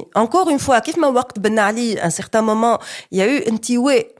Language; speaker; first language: French; non-native, local second language; Arabic